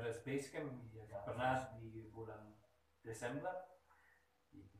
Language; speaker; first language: Indonesian; early bilingual, heritage; Dutch